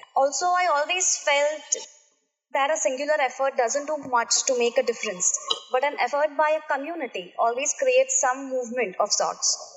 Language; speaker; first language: English; non-native, local second language; Marathi